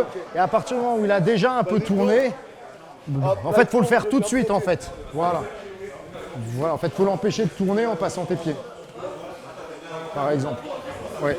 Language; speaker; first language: French; native; French